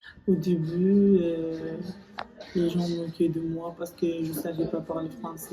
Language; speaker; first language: French; non-native, learner; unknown